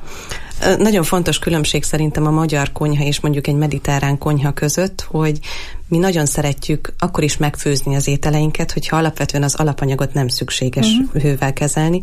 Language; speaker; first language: Hungarian; native; Hungarian